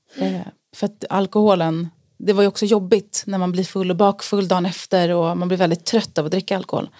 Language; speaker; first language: Swedish; native; Swedish